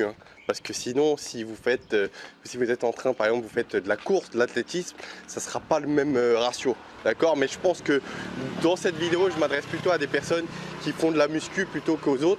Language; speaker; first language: French; native; French